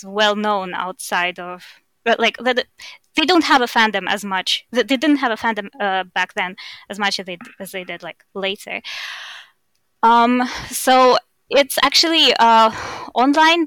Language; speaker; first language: English; non-native, fluent; Russian